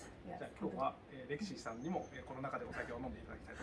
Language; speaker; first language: Japanese; native; Japanese